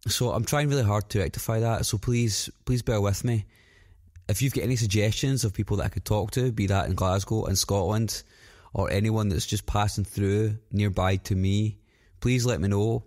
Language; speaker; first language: English; native; English